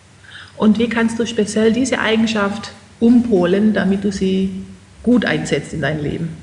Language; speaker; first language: German; native; German